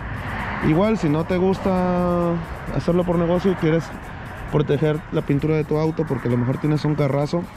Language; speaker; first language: Spanish; native; Spanish